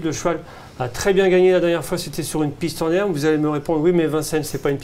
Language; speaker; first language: French; native; French